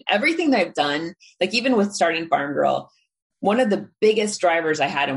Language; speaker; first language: English; native; English